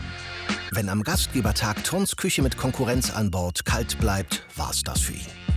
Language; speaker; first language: German; native; German